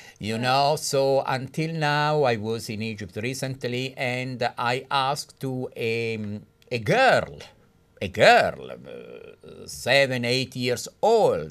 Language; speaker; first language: English; non-native, fluent; Italian